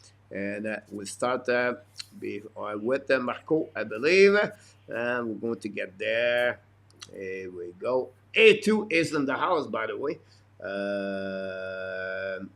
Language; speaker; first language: English; non-native, fluent; French